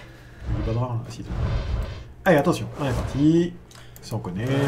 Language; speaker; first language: French; native; French